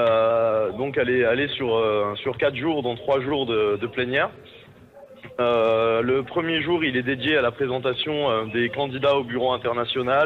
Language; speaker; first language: French; native; French